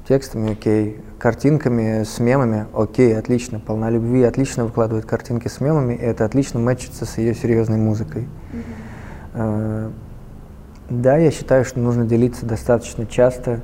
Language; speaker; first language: Russian; native; Russian